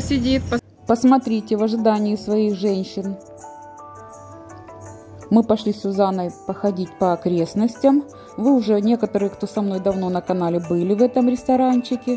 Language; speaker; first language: Russian; native; Russian